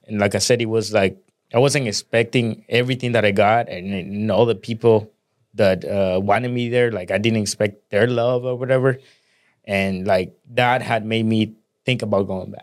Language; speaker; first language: English; early bilingual, other home language; Spanish